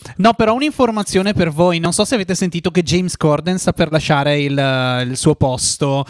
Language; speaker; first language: Italian; native; Italian